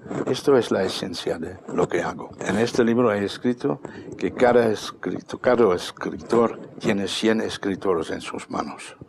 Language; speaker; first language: Spanish; non-native, fluent; Dutch